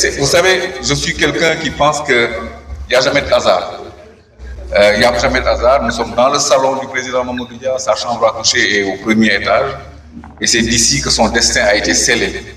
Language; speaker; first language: French; non-native, local second language; Wolof